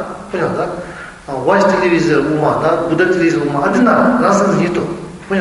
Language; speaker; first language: Russian; non-native, learner; Tibetan